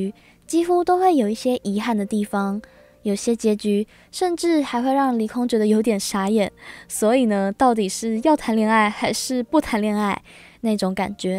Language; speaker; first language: Chinese; native; Chinese